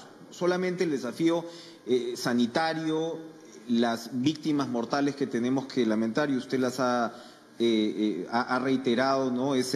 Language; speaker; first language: Spanish; native; Spanish